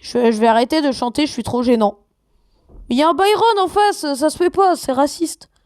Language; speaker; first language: French; native; French